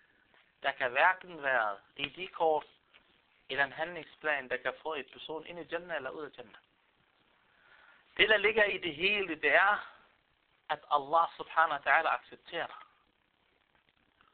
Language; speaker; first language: Danish; non-native, fluent; Arabic